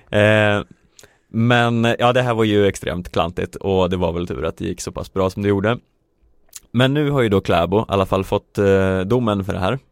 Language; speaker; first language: Swedish; native; Swedish